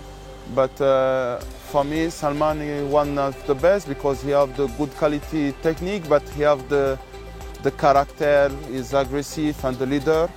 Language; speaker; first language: English; non-native, learner; French